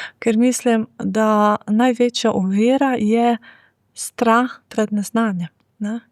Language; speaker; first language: Slovenian; non-native, fluent; Albanian